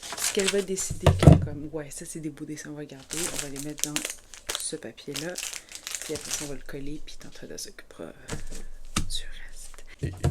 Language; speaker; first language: French; native; French